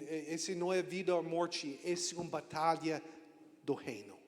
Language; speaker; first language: Portuguese; non-native, learner; English